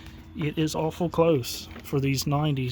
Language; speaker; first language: English; native; English